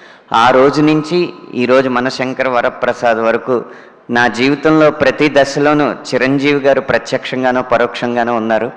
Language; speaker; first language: Telugu; native; Telugu